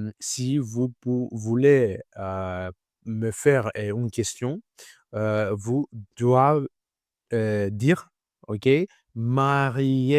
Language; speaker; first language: French; non-native, learner; Greek